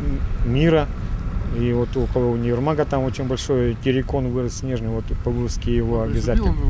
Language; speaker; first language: Russian; native; Russian